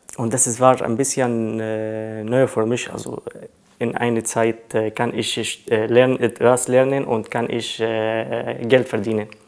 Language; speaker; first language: German; non-native, learner; Arabic